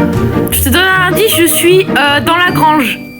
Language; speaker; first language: French; native; French